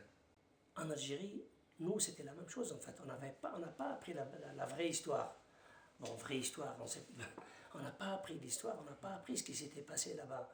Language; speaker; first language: French; non-native, local second language; Arabic